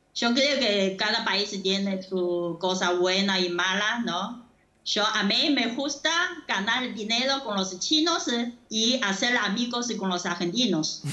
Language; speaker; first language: Spanish; non-native, fluent; Chinese